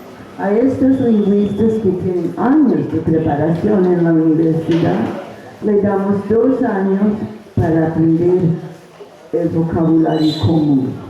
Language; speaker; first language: Spanish; non-native, fluent; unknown